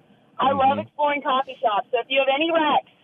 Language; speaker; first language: English; native; English